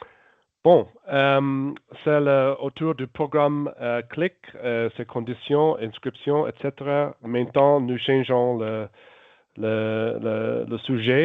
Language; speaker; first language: French; non-native, local second language; German